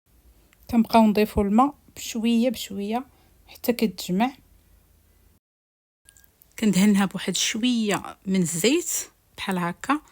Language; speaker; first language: Arabic; native; Arabic